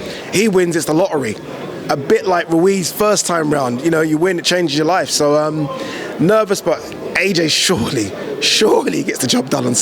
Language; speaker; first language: English; native; English